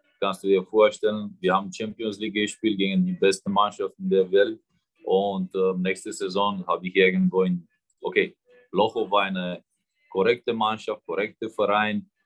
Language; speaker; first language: German; non-native, fluent; Romanian